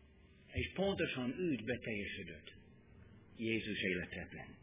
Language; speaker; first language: Hungarian; non-native, learner; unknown